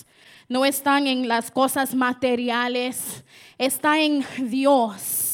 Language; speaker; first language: Spanish; early bilingual, heritage; Spanish